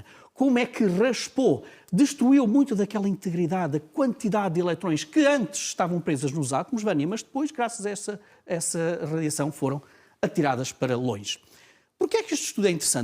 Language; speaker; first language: Portuguese; native; Portuguese